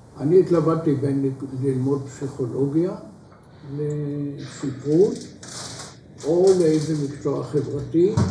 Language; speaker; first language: Hebrew; native; Hebrew